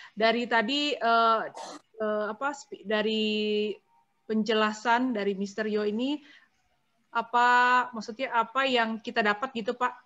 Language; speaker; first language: Indonesian; native; Indonesian